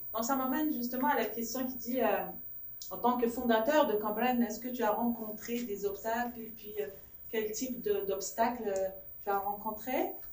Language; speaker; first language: French; non-native, local second language; Kabyle